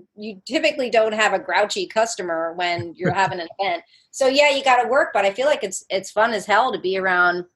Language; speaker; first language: English; native; English